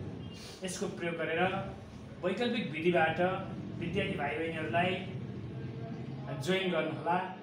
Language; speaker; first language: Nepali; native; Nepali